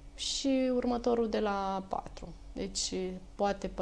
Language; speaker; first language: Romanian; native; Romanian